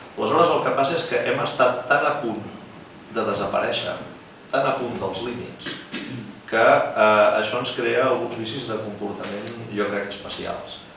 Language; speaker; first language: Catalan; native; Catalan